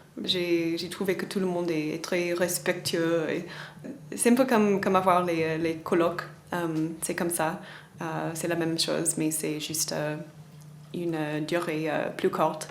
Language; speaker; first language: French; non-native, fluent; English